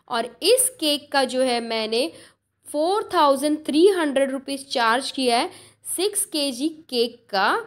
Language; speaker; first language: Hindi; non-native, local second language; Marathi